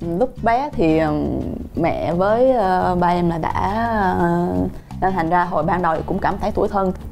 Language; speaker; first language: Vietnamese; early bilingual, other home language; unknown